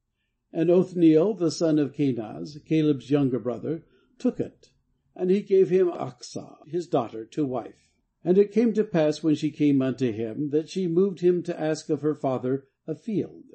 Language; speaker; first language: English; native; English